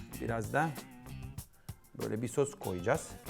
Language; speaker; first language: Turkish; non-native, learner; Italian